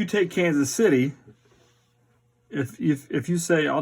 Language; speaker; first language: English; native; English